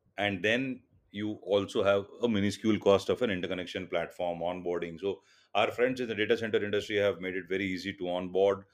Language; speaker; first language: English; non-native, local second language; Tulu